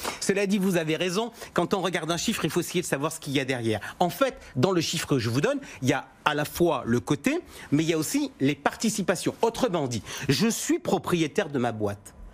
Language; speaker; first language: French; native; French